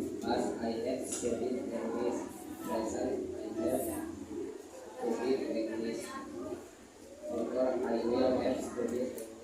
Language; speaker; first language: English; non-native, learner; Indonesian